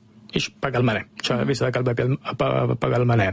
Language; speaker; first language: Lithuanian; non-native, fluent; Italian